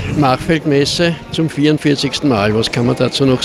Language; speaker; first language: German; native; German